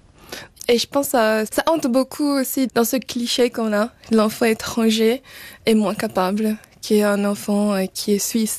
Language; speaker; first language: French; early bilingual, other home language; Portuguese